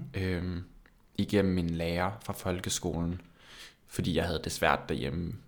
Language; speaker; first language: Danish; early bilingual, other home language; Turkish